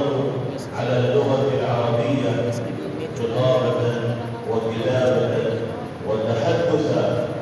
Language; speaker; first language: Arabic; non-native, fluent; Urdu